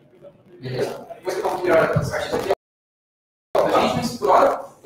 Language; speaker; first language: Portuguese; native; Portuguese